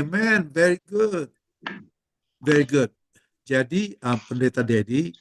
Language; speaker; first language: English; non-native, fluent; Indonesian